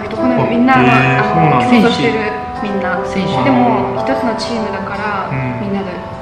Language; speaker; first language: Japanese; non-native, fluent; Mongolian